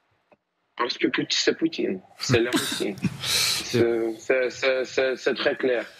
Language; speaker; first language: French; non-native, learner; Ukrainian